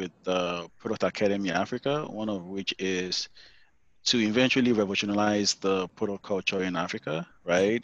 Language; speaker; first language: English; non-native, local second language; Yoruba